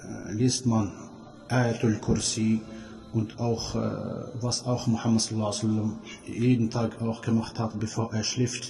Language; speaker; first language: German; non-native, fluent; Arabic